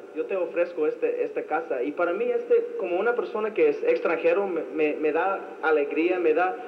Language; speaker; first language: Spanish; non-native, fluent; English